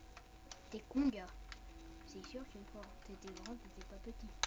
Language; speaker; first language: French; native; French